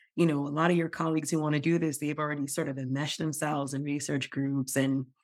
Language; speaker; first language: English; non-native, local second language; Yoruba